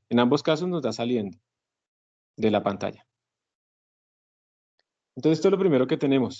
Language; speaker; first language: Spanish; native; Spanish